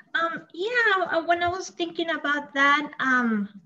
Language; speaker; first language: English; non-native, fluent; Spanish